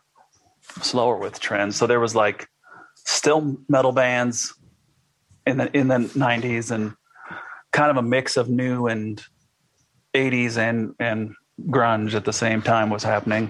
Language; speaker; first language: English; native; English